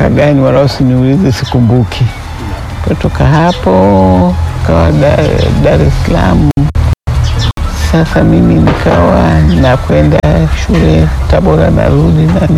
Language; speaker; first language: Swahili; early bilingual, other home language; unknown